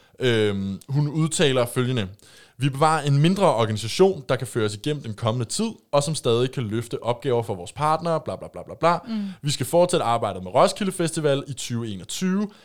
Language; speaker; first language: Danish; native; Danish